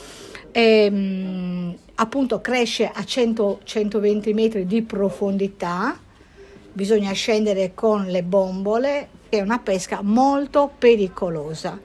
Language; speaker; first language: Italian; native; Italian